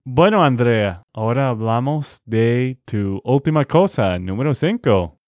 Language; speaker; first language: Spanish; non-native, fluent; English